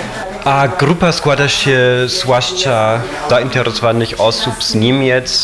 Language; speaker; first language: Polish; non-native, fluent; German